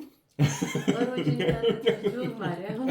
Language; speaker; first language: Korean; non-native, learner; Russian